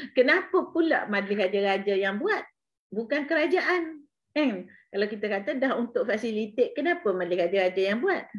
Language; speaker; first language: Malay; native; Malay